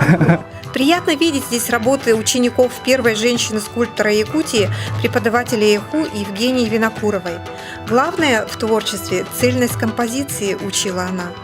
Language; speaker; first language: Russian; native; Russian